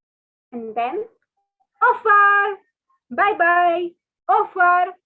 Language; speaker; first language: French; non-native, fluent; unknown